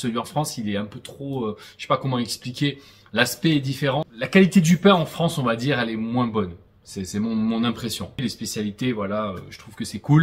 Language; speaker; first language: French; native; French